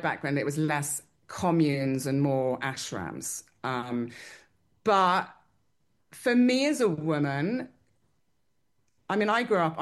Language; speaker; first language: English; native; English